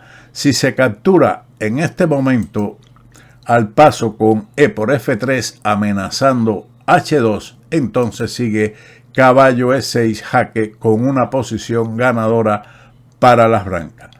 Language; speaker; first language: Spanish; native; Spanish